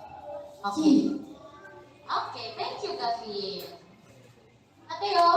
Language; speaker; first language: English; non-native, fluent; Indonesian